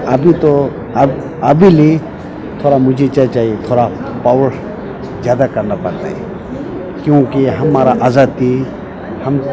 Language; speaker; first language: Hindi; non-native, learner; Tibetan